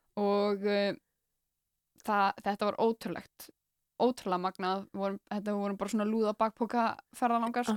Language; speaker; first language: Icelandic; native; Icelandic